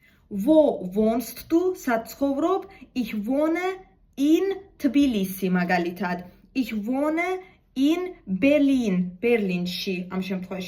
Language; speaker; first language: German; non-native, fluent; Georgian